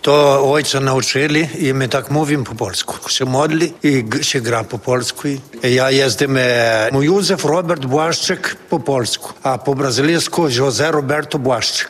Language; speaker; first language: Polish; early bilingual, heritage; Polish